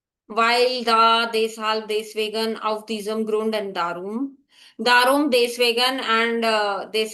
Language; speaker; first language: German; non-native, fluent; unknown